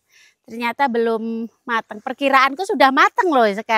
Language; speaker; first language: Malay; non-native, local second language; Javanese